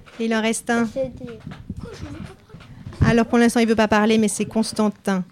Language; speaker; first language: French; native; French